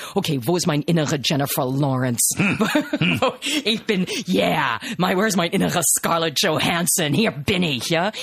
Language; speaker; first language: German; non-native, fluent; English